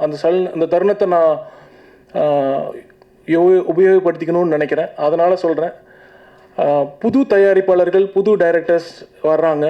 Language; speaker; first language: Tamil; native; Tamil